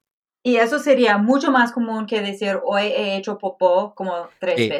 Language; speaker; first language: Spanish; non-native, fluent; English